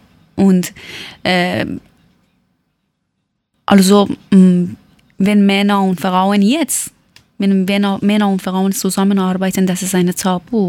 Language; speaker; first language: German; non-native, learner; Persian